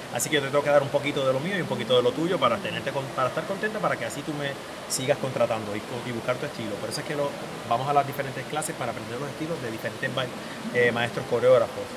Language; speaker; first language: Spanish; native; Spanish